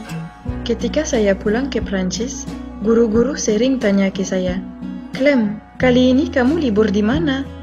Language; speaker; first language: Indonesian; non-native, fluent; French